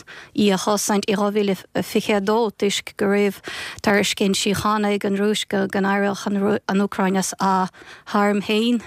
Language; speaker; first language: Irish; non-native, fluent; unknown